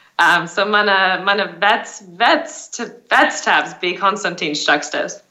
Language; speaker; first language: Latvian; early bilingual, heritage; English